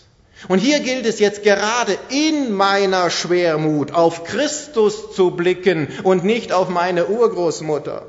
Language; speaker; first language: German; native; German